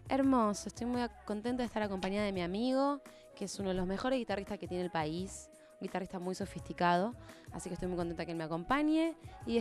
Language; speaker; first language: Spanish; native; Spanish